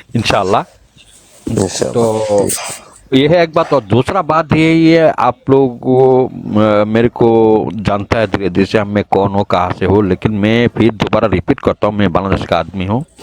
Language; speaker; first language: Hindi; non-native, learner; Bangla